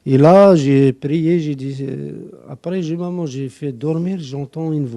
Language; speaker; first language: French; non-native, local second language; Arabic